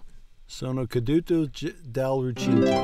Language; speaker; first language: Italian; non-native, learner; English